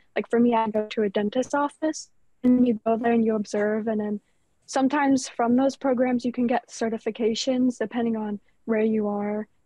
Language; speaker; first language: English; native; English